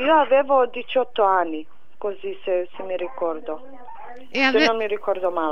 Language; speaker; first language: Italian; non-native, fluent; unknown